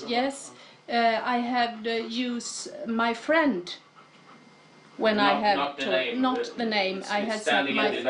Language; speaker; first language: English; non-native, fluent; Swedish